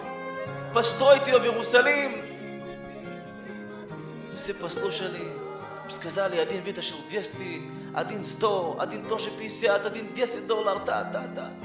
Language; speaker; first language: Russian; early bilingual, heritage; Russian